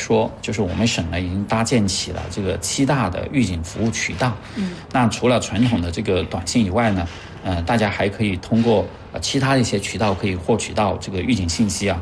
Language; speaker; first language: Chinese; native; Chinese